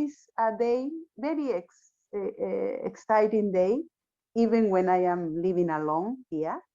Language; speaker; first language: English; non-native, learner; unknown